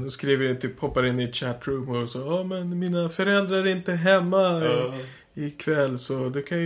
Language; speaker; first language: Swedish; native; Swedish